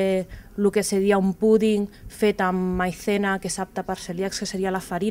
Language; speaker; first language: Catalan; native; Catalan